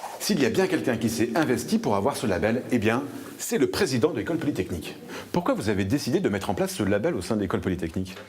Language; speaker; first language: French; native; French